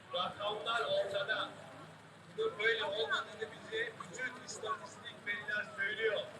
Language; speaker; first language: Turkish; native; Turkish